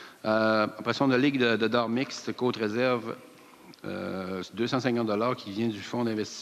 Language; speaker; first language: French; native; French